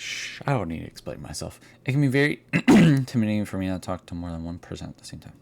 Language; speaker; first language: English; native; English